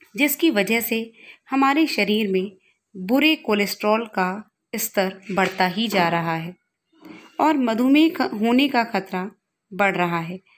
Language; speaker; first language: Hindi; native; Hindi